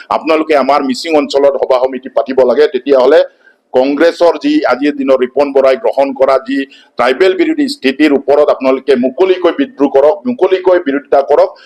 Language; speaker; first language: Assamese; non-native, local second language; Mising